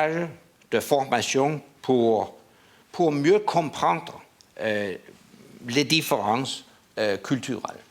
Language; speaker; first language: French; non-native, learner; Danish